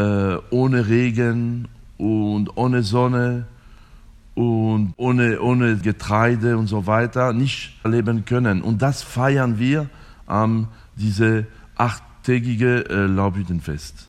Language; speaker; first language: German; non-native, fluent; French